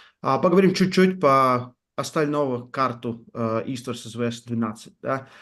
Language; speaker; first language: Russian; non-native, fluent; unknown